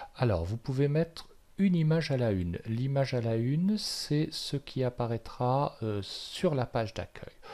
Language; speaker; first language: French; native; French